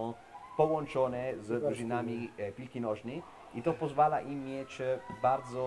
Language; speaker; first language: Polish; non-native, fluent; Italian